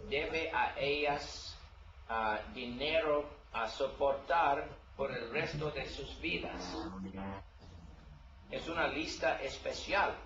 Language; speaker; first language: Spanish; non-native, learner; English